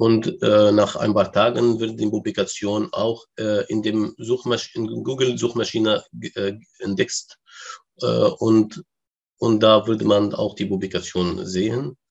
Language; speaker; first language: German; non-native, learner; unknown